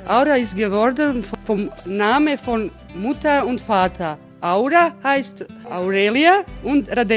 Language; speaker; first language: German; non-native, fluent; Croatian